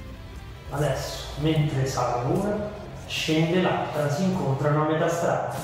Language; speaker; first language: Italian; native; Italian